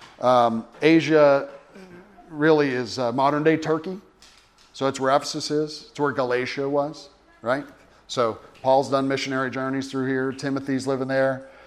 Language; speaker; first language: English; native; English